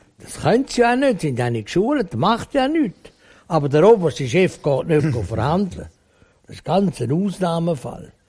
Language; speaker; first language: German; native; German